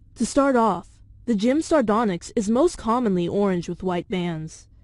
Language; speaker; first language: English; native; English